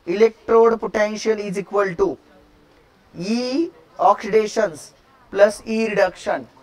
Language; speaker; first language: Hindi; non-native, local second language; Marathi